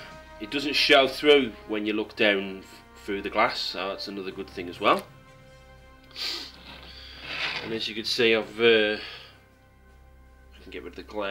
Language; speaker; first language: English; native; English